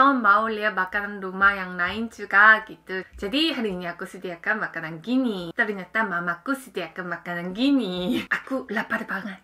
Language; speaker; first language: Indonesian; non-native, fluent; Korean